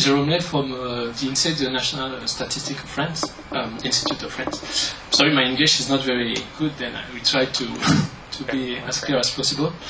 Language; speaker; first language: English; non-native, learner; French